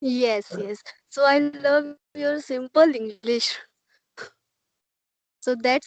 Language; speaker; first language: English; non-native, learner; Hindi